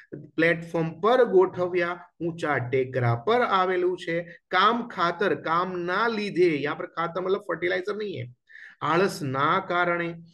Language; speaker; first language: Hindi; non-native, local second language; Gujarati